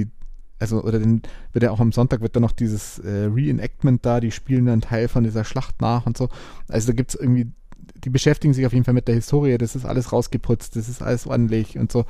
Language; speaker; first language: German; native; German